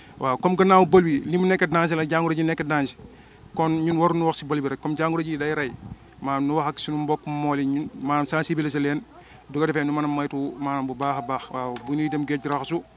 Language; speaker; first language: Wolof; native; Wolof